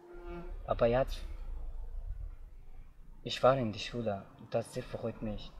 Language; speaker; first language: German; non-native, learner; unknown